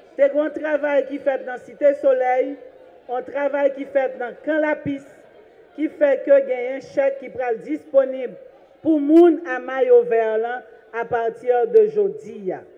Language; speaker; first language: Haitian Creole; native; Haitian Creole